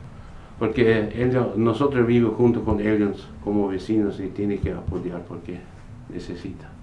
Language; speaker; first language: Spanish; non-native, local second language; Plautdietsch